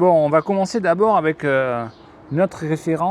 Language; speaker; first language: French; native; French